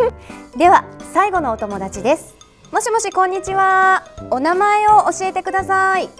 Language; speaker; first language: Japanese; native; Japanese